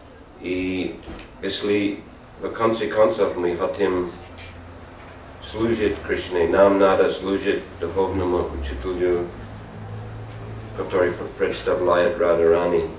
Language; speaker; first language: Russian; non-native, learner; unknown